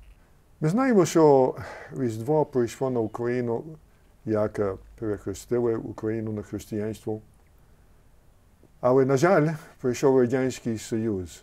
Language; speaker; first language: Ukrainian; early bilingual, heritage; Ukrainian